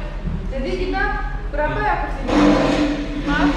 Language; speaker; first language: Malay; non-native, fluent; English